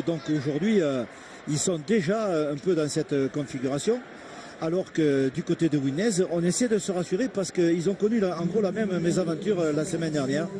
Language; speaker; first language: French; native; French